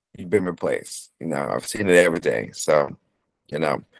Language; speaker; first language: English; native; English